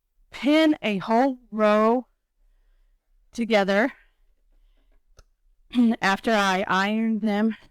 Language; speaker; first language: English; native; English